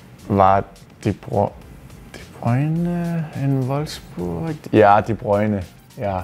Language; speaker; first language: German; non-native, fluent; Danish